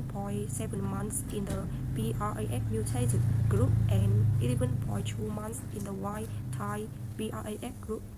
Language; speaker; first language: English; non-native, learner; Vietnamese